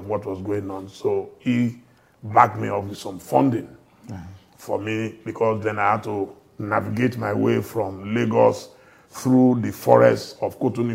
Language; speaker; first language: English; non-native, local second language; Yoruba